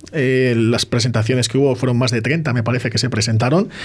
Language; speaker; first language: Spanish; native; Spanish